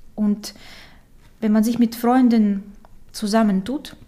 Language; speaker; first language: German; early bilingual, other home language; Romanian